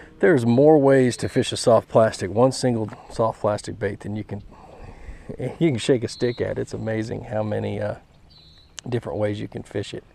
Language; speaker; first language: English; native; English